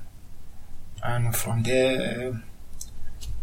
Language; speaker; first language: English; non-native, learner; French